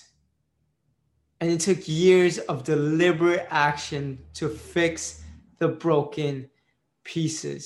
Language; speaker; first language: English; early bilingual, other home language; Marathi